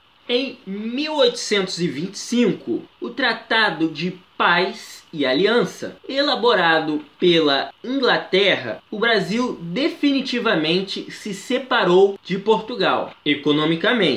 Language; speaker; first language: Portuguese; native; Portuguese